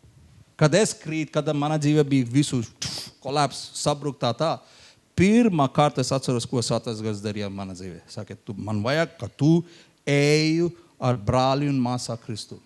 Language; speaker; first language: Latvian; non-native, learner; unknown